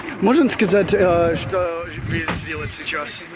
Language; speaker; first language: Russian; non-native, learner; English